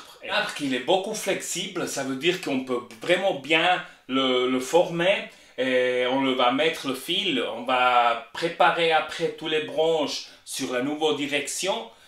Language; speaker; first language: French; non-native, learner; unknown